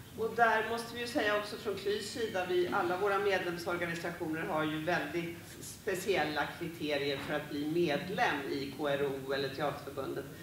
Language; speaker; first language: Swedish; native; Swedish